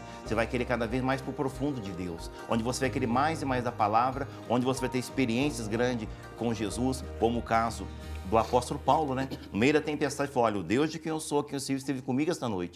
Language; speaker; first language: Portuguese; native; Portuguese